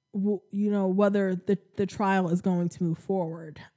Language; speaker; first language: English; native; English